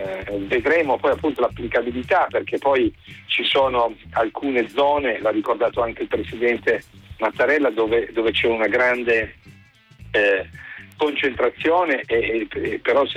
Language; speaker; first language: Italian; native; Italian